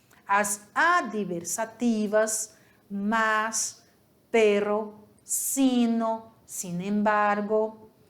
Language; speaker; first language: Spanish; non-native, learner; Portuguese